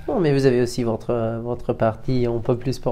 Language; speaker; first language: French; non-native, learner; Italian